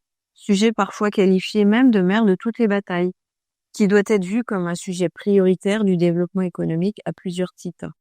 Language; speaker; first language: French; native; French